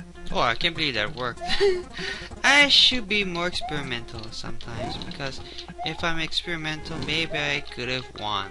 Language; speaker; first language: English; native; English